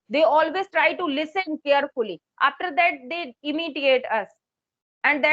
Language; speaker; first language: English; non-native, local second language; Hindi